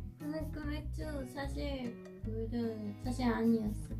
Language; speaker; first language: Korean; non-native, learner; Dutch